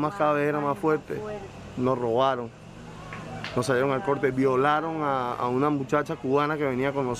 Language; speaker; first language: Spanish; native; Spanish